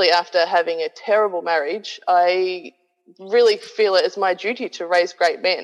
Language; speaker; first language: English; native; English